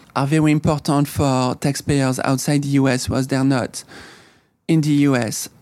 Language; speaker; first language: English; native; English